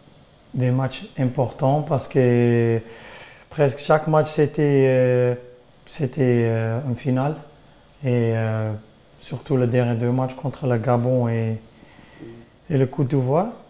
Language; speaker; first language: French; non-native, fluent; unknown